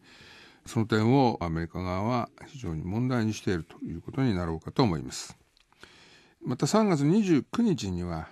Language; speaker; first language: Japanese; native; Japanese